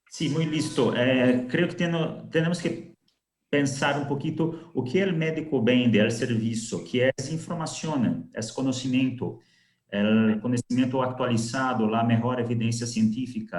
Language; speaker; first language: Spanish; non-native, learner; Portuguese